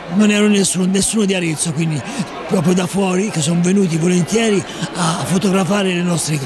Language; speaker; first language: Italian; native; Italian